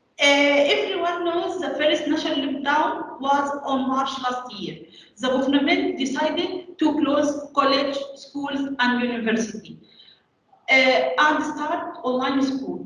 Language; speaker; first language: English; non-native, learner; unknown